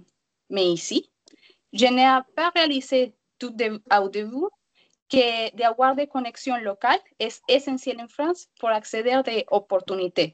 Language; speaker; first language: French; non-native, learner; Spanish